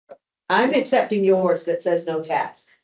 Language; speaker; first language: English; native; English